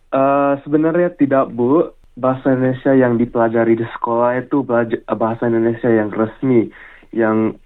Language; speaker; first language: Indonesian; early bilingual, heritage; English